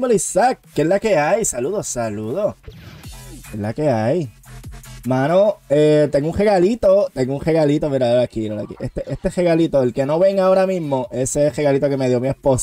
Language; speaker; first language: Spanish; native; Spanish